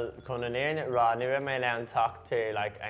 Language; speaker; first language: Irish; non-native, local second language; English